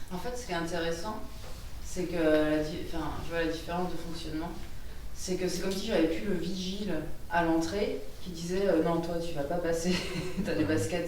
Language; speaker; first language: French; native; French